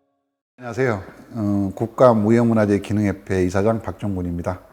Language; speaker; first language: Korean; native; Korean